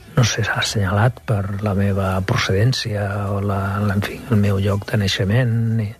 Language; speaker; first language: Catalan; non-native, local second language; Spanish